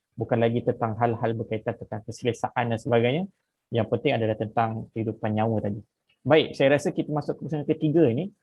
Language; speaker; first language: Malay; native; Malay